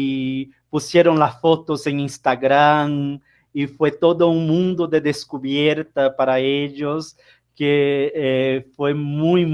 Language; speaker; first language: Spanish; non-native, fluent; Portuguese